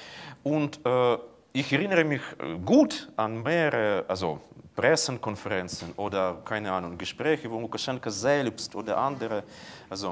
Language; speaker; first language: German; non-native, fluent; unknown